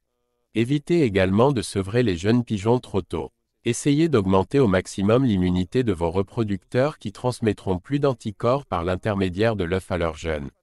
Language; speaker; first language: French; native; French